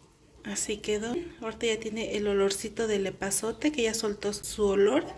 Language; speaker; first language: Spanish; native; Spanish